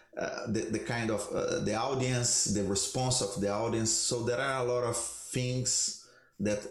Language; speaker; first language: English; non-native, learner; Portuguese